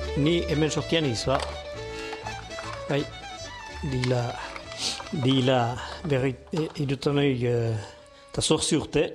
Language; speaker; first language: Basque; native; Basque